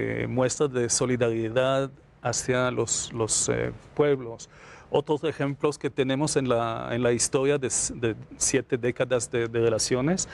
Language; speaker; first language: Spanish; non-native, fluent; Hebrew